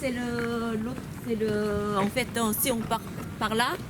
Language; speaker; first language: French; non-native, learner; Korean